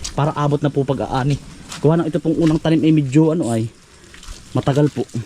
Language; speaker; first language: Filipino; native; Filipino